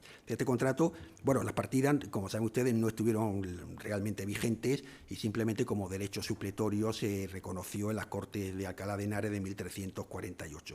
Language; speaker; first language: Spanish; native; Spanish